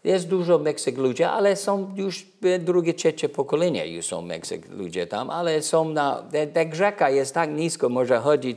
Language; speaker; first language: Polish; early bilingual, heritage; English